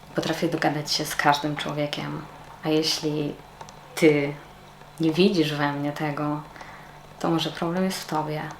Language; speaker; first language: Polish; native; Polish